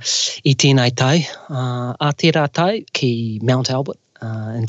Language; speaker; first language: Māori; non-native, local second language; English